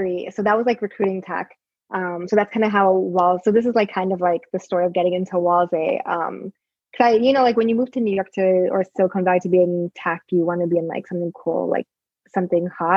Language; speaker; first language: English; native; English